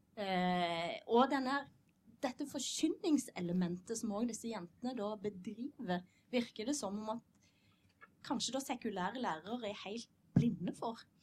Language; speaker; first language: Norwegian; native; Norwegian